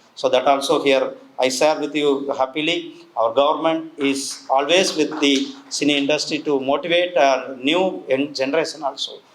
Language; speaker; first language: English; non-native, local second language; Tamil